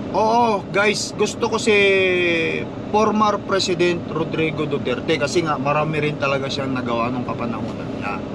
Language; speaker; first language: Filipino; non-native, local second language; Iloko